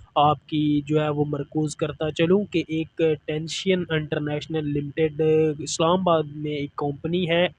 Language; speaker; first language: Urdu; non-native, local second language; Punjabi